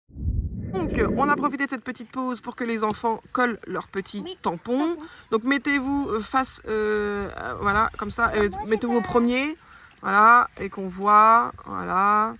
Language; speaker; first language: French; native; French